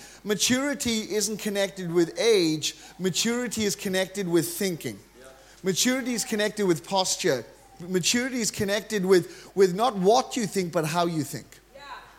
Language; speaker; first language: English; native; English